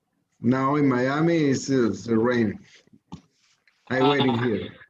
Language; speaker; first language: English; non-native, learner; Spanish